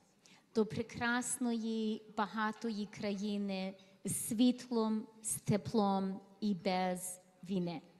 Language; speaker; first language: Ukrainian; early bilingual, heritage; Ukrainian